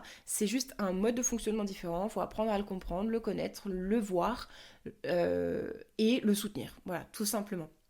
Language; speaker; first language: French; native; French